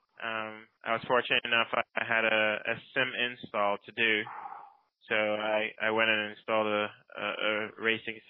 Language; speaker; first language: English; non-native, local second language; Akan